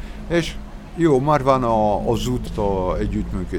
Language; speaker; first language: Hungarian; non-native, learner; French